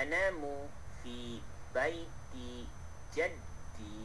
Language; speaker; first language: Arabic; non-native, fluent; Malay